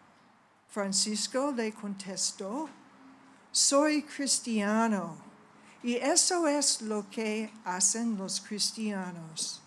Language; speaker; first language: Spanish; non-native, fluent; English